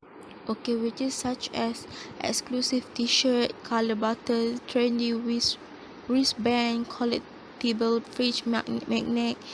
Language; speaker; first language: English; non-native, local second language; Malay